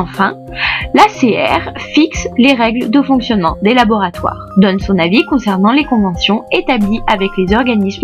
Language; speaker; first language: French; native; French